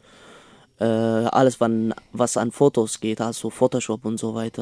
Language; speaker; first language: German; non-native, learner; Arabic